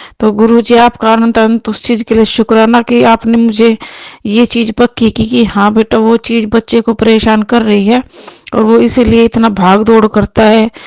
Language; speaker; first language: Hindi; non-native, local second language; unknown